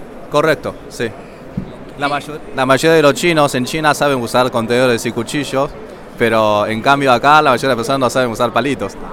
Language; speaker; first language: Spanish; non-native, fluent; Chinese